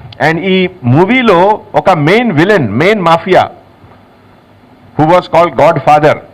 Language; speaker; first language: Telugu; non-native, local second language; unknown